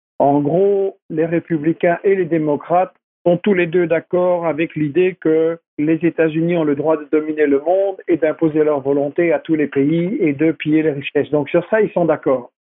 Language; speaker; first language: French; native; French